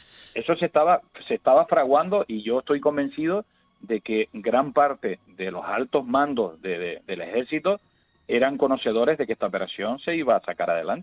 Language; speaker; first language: Spanish; native; Spanish